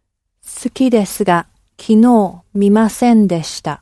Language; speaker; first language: Japanese; non-native, learner; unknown